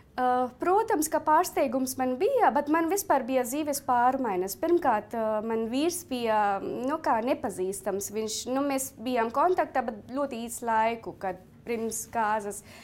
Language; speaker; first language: Latvian; non-native, fluent; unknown